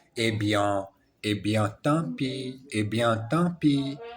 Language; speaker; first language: French; non-native, learner; Portuguese